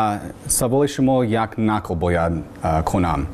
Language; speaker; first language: Persian; non-native, learner; English